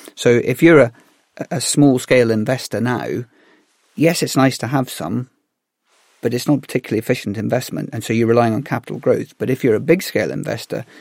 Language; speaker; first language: English; native; English